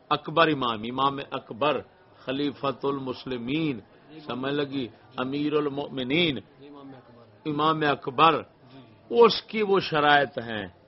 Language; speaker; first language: Urdu; non-native, local second language; Punjabi